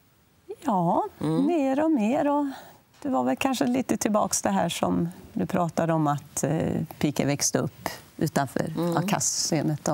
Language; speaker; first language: Swedish; native; Swedish